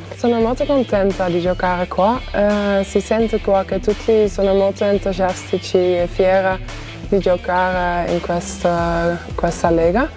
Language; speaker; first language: Italian; non-native, fluent; Dutch